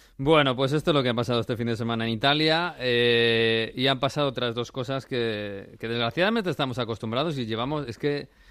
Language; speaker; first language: Spanish; native; Spanish